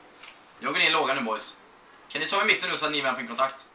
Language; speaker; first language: Swedish; native; Swedish